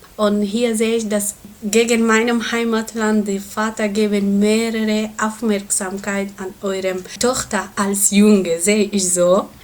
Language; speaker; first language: German; non-native, learner; Persian